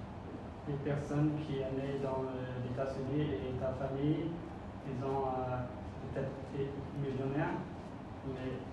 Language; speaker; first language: French; non-native, learner; Khmer